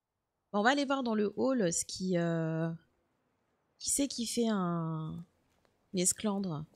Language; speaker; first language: French; native; French